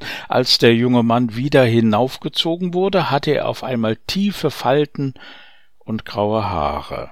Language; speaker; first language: German; native; German